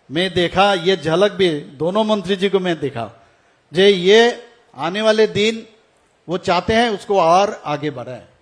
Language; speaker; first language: Hindi; non-native, local second language; Bangla